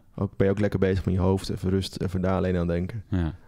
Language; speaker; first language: Dutch; native; Dutch